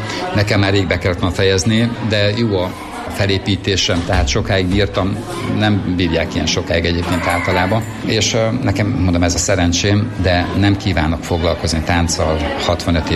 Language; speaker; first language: Hungarian; native; Hungarian